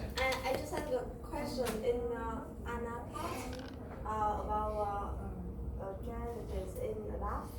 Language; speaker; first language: English; non-native, learner; Vietnamese